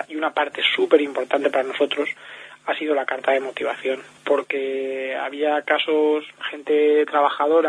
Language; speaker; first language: Spanish; native; Spanish